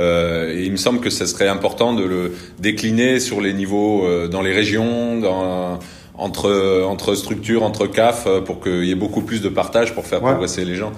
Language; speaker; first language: French; native; French